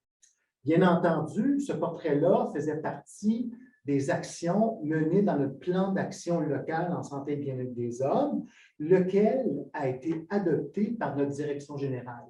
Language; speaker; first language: French; native; French